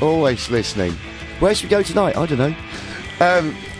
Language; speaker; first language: English; native; English